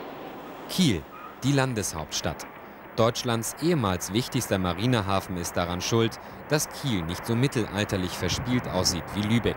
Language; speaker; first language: German; native; German